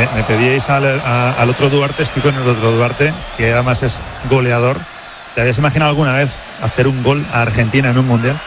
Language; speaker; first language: Spanish; native; Spanish